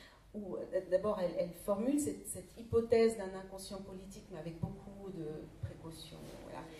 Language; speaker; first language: French; native; French